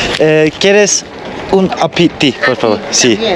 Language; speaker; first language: Spanish; non-native, learner; Turkish